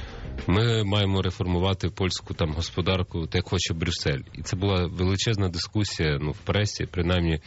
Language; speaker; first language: Ukrainian; native; Ukrainian